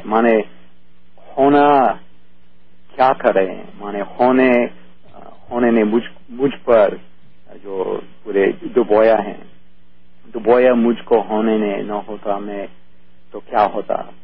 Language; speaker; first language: Urdu; non-native, fluent; English